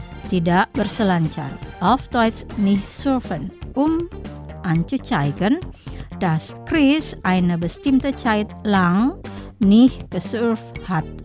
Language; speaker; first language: German; non-native, fluent; Indonesian